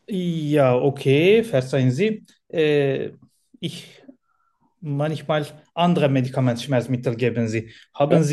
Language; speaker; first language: German; non-native, learner; Turkish